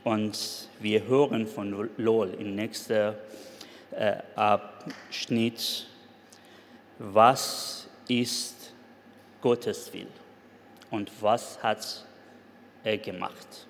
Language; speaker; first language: German; non-native, fluent; Persian